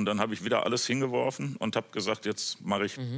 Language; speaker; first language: German; native; German